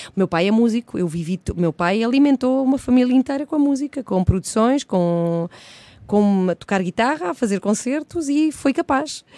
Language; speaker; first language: Portuguese; early bilingual, heritage; Portuguese